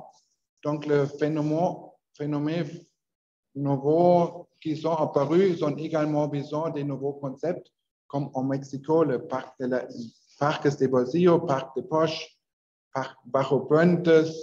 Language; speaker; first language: French; non-native, learner; Spanish